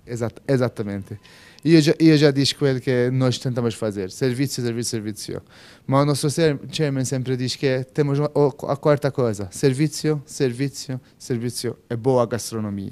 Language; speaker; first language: Portuguese; non-native, fluent; Maltese